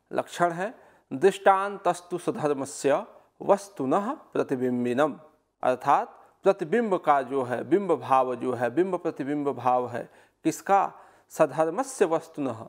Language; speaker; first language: Hindi; native; Hindi